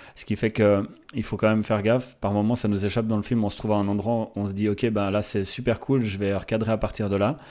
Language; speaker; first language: French; native; French